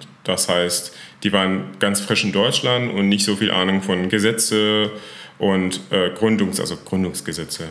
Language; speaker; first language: German; non-native, fluent; Persian